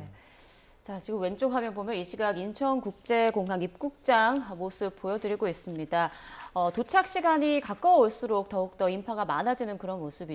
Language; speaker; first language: Korean; native; Korean